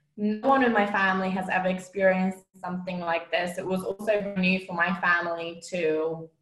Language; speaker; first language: English; non-native, fluent; Romanian